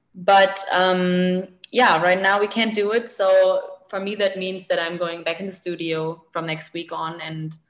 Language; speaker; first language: English; non-native, fluent; German